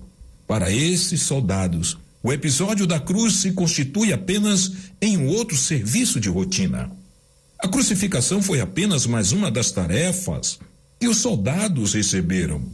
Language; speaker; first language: Portuguese; native; Portuguese